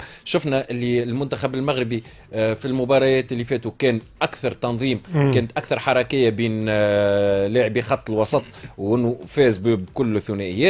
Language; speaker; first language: Arabic; native; Arabic